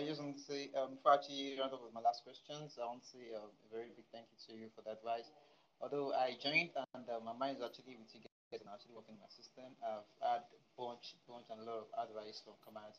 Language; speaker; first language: English; non-native, local second language; Yoruba